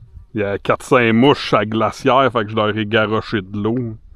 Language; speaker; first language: French; native; French